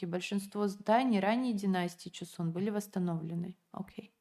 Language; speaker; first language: Russian; native; Russian